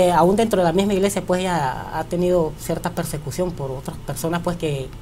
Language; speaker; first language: Spanish; native; Spanish